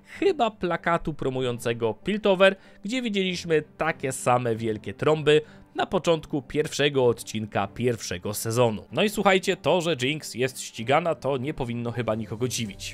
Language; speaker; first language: Polish; native; Polish